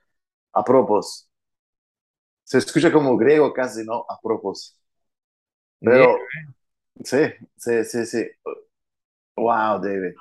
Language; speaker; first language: Spanish; early bilingual, heritage; Spanish